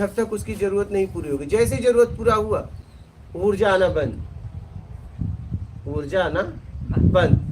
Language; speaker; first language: Hindi; native; Hindi